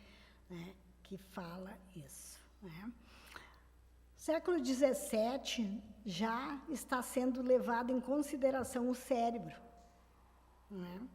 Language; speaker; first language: Portuguese; native; Portuguese